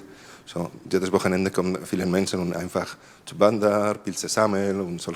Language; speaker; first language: German; non-native, learner; Spanish